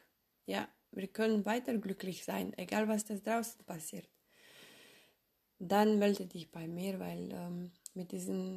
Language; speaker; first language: German; non-native, fluent; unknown